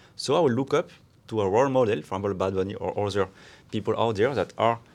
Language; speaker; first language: English; non-native, fluent; French